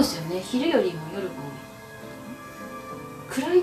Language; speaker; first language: Japanese; native; Japanese